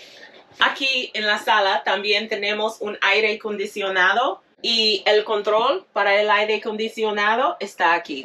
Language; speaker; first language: Spanish; non-native, fluent; English